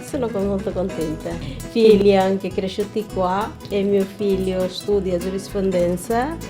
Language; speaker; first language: Italian; non-native, learner; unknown